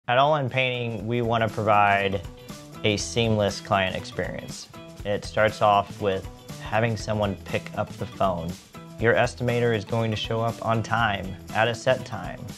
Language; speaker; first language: English; native; English